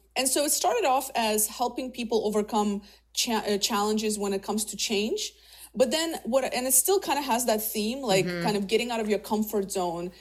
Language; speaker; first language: English; early bilingual, other home language; Russian